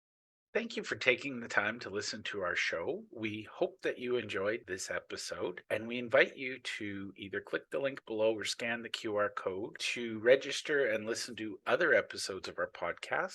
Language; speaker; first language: English; native; English